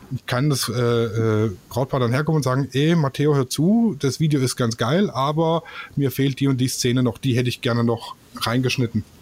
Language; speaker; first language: German; non-native, fluent; Polish